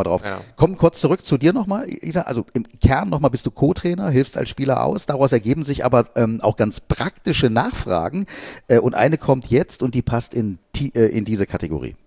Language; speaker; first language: German; native; German